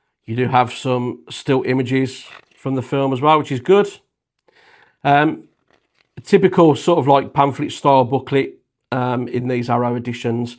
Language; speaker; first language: English; native; English